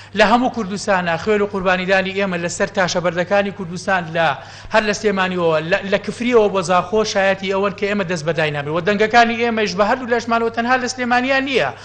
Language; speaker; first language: Central Kurdish; native; Central Kurdish